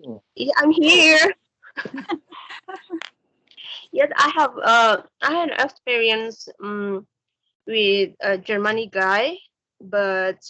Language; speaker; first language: English; non-native, learner; Indonesian